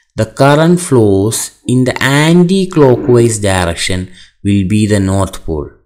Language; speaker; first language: English; non-native, local second language; Malayalam